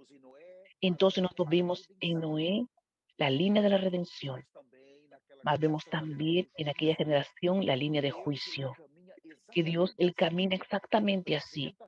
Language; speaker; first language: Spanish; non-native, fluent; Portuguese